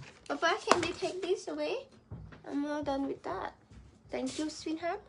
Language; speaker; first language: English; non-native, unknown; Thai